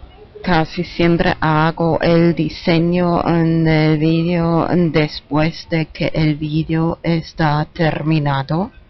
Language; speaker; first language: Spanish; non-native, learner; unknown